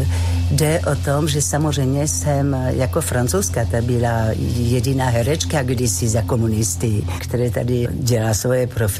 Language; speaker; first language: Czech; non-native, fluent; French